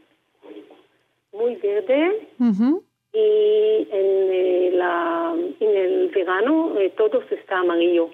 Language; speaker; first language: Spanish; non-native, learner; Hebrew